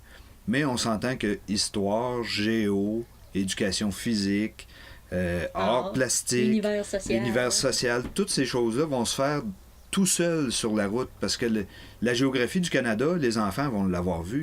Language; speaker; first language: French; native; French